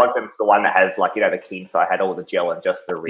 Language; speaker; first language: English; native; English